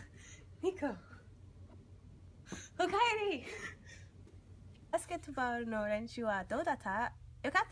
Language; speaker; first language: Japanese; non-native, learner; English